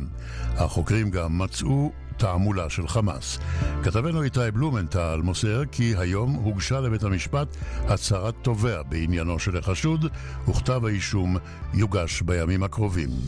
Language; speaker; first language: Hebrew; native; Hebrew